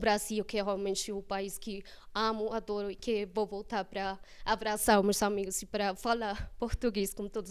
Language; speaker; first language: Portuguese; non-native, fluent; Spanish